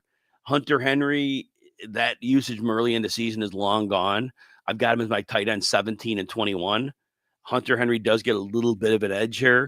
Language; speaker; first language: English; native; English